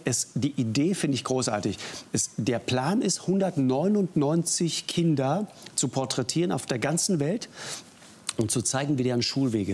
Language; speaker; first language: German; native; German